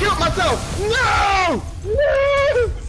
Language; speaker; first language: English; native; English